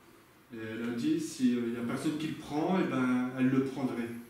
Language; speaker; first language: French; native; French